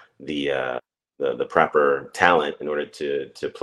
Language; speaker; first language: English; native; English